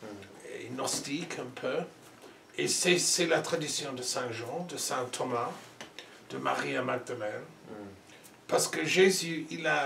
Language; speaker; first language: French; non-native, learner; English